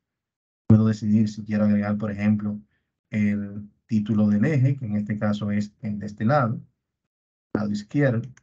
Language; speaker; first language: Spanish; native; Spanish